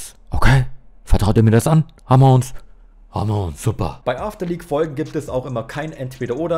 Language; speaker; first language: German; native; German